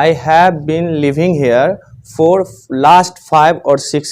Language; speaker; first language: English; non-native, learner; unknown